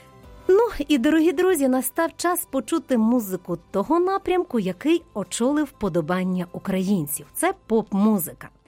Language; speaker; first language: Ukrainian; native; Ukrainian